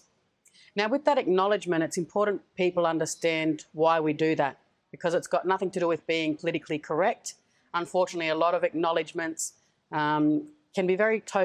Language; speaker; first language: English; native; English